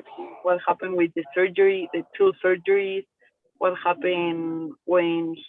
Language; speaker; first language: English; non-native, learner; Spanish